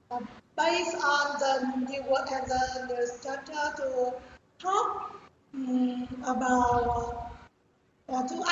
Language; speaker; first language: English; non-native, learner; Vietnamese